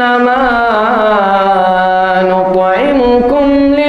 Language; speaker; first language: Indonesian; non-native, learner; Arabic